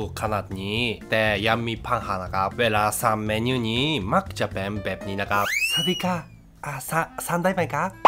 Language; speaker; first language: Thai; non-native, learner; Japanese